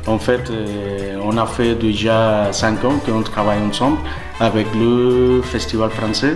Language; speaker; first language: French; non-native, learner; Spanish